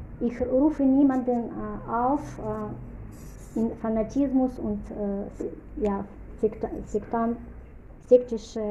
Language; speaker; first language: German; non-native, fluent; Russian